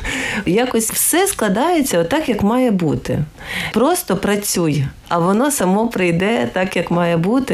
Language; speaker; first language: Ukrainian; native; Ukrainian